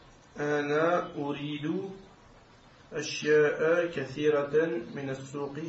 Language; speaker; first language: Arabic; non-native, learner; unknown